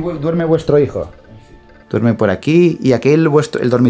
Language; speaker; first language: Spanish; native; Spanish